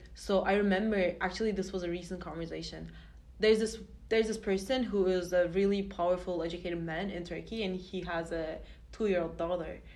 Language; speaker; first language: English; non-native, fluent; Turkish